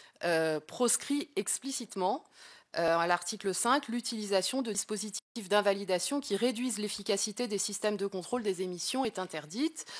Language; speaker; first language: French; native; French